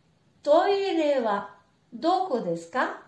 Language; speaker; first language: Japanese; non-native, fluent; French